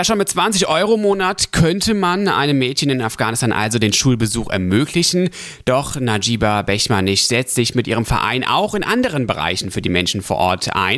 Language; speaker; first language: German; native; German